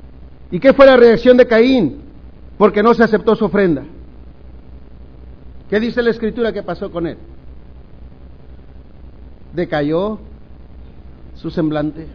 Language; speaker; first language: Spanish; native; Spanish